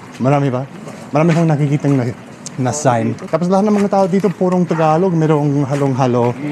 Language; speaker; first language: Filipino; non-native, fluent; English